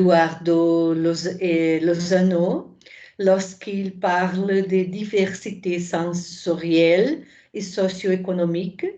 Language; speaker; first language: French; non-native, fluent; Portuguese